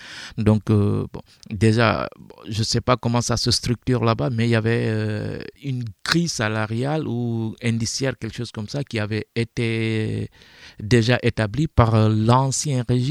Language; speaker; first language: French; non-native, local second language; Fula